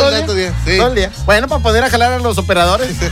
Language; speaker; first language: Spanish; native; Spanish